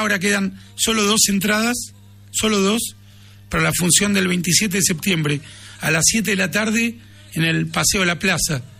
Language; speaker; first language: Spanish; native; Spanish